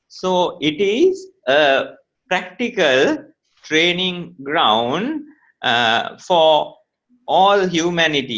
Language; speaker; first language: English; non-native, local second language; Sinhala